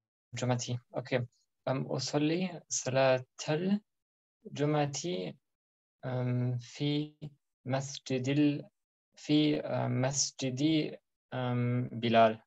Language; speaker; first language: Arabic; non-native, learner; German